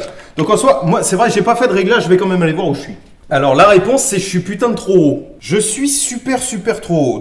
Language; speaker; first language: French; native; French